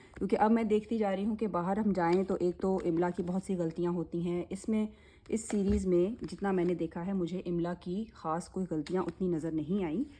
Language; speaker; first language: Urdu; native; Urdu